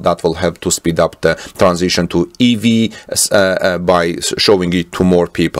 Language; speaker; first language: English; non-native, fluent; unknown